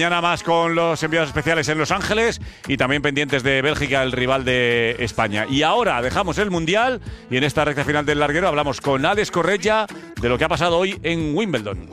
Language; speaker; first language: Spanish; native; Spanish